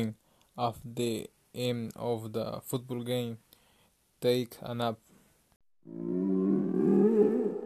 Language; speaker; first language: English; non-native, learner; Spanish